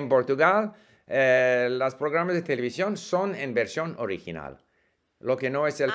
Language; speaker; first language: Spanish; non-native, fluent; English